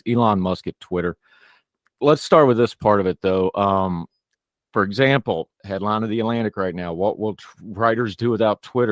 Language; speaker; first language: English; native; English